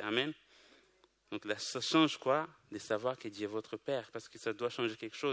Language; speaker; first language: French; non-native, local second language; Kinyarwanda